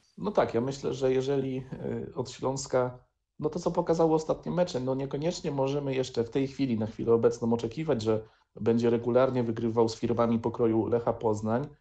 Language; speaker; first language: Polish; native; Polish